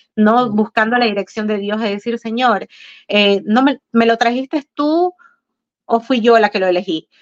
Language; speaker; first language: Spanish; native; Spanish